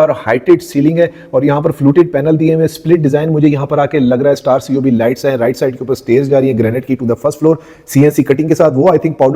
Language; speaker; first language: Urdu; native; Urdu